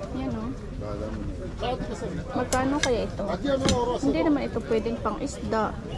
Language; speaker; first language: Filipino; native; Filipino